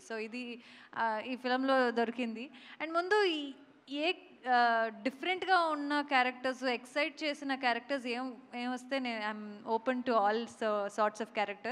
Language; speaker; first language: Telugu; non-native, local second language; Kannada